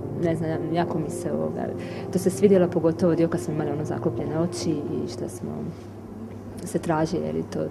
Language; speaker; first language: Bosnian; native; Bosnian